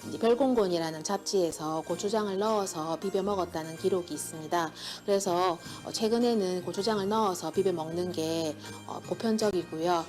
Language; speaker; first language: Korean; native; Korean